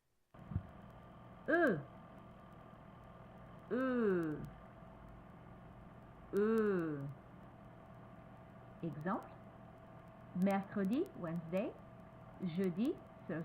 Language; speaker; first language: French; native; French